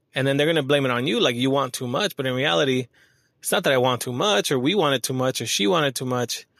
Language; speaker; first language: English; early bilingual, other home language; Spanish